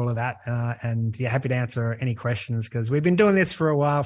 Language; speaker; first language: English; native; English